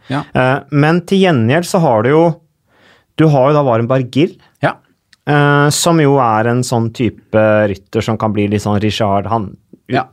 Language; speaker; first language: Norwegian; native; Norwegian